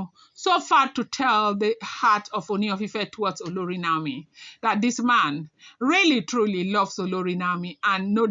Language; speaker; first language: English; non-native, local second language; Yoruba